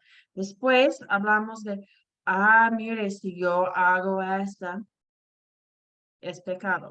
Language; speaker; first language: Spanish; non-native, fluent; English